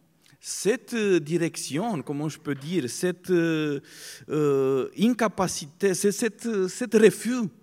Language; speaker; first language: French; non-native, fluent; Romanian